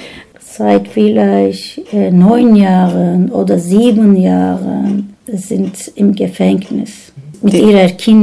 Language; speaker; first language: German; non-native, learner; Turkish